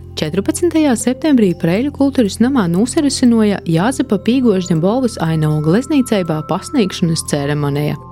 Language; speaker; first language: Latvian; native; Latvian